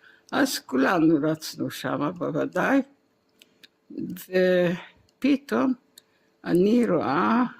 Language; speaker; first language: Hebrew; non-native, fluent; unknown